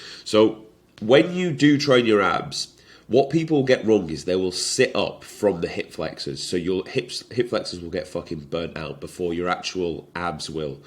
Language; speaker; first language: English; native; English